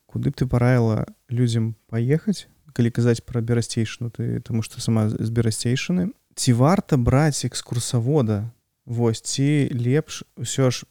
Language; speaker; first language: Belarusian; non-native, local second language; Russian